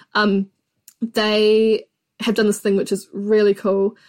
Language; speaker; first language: English; native; English